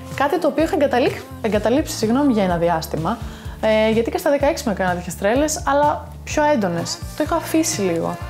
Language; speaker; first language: Greek; early bilingual, heritage; Greek